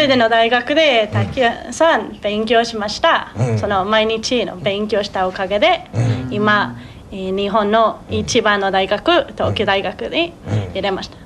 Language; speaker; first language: Japanese; non-native, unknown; Swedish